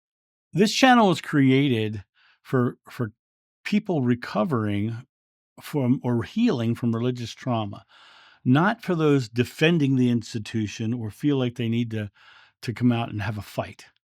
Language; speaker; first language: English; native; English